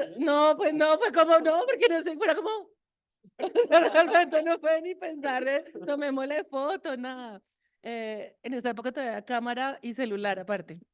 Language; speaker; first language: Spanish; early bilingual, other home language; French